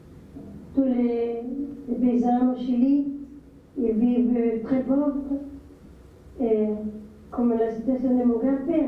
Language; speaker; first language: French; non-native, fluent; Spanish